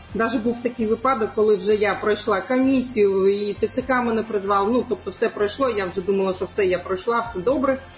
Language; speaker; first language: Ukrainian; non-native, local second language; Crimean Tatar